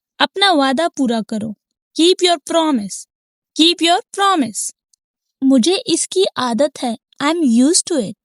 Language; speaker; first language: Hindi; native; Hindi